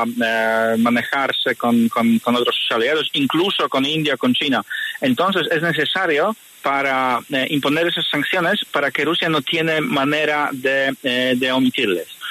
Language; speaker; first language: Spanish; non-native, fluent; Polish